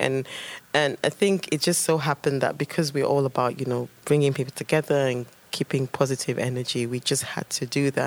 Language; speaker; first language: English; non-native, local second language; Ibibio